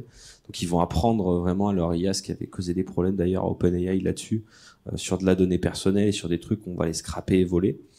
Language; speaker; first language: French; native; French